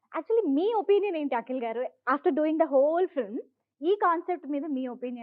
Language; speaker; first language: Telugu; native; Telugu